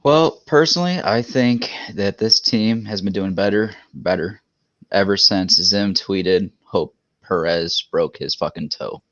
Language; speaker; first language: English; native; English